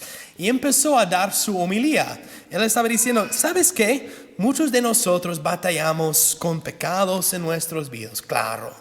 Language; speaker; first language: Spanish; non-native, fluent; English